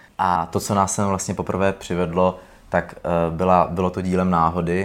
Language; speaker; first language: Czech; native; Czech